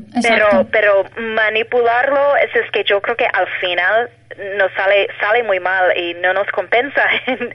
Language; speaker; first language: Spanish; non-native, fluent; English